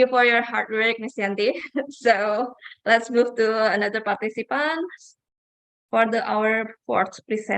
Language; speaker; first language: English; non-native, fluent; Indonesian